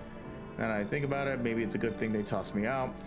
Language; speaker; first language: English; native; English